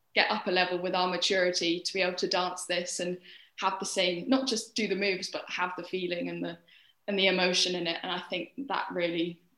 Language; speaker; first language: English; native; English